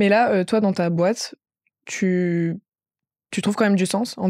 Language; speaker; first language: French; native; French